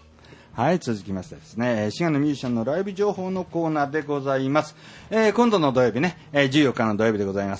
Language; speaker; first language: Japanese; native; Japanese